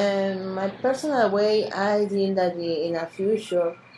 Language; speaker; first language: English; non-native, learner; Spanish